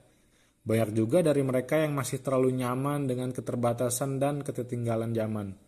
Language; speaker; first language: Indonesian; native; Indonesian